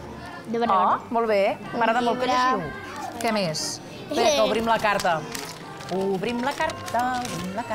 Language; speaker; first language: Catalan; native; Catalan